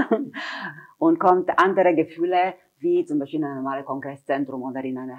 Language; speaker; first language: German; non-native, fluent; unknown